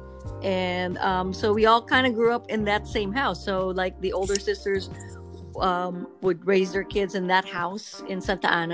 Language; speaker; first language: English; non-native, local second language; Filipino